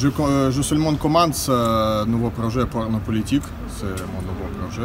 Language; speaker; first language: French; non-native, learner; Russian